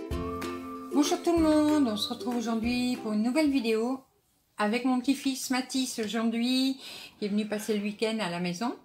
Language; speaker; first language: French; native; French